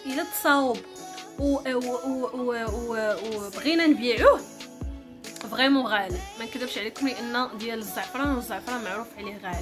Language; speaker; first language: Arabic; native; Arabic